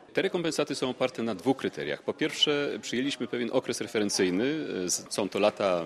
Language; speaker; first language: Polish; native; Polish